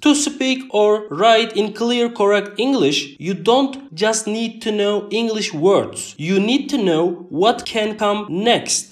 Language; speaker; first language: English; non-native, fluent; Turkish